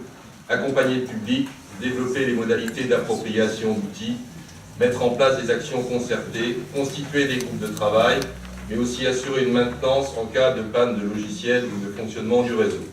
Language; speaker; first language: French; native; French